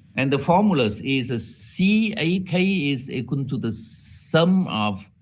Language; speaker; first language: English; non-native, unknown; Vietnamese